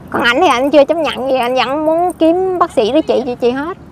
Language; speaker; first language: Vietnamese; native; Vietnamese